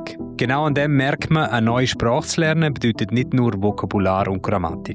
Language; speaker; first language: German; native; German